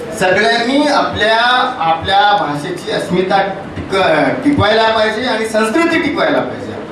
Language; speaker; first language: Marathi; non-native, local second language; Urdu